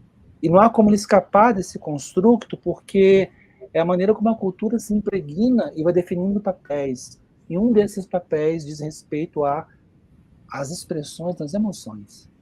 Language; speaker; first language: Portuguese; native; Portuguese